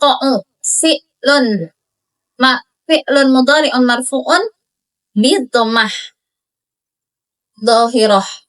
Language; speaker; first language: Arabic; non-native, learner; Indonesian